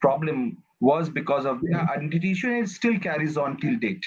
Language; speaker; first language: English; non-native, local second language; Nepali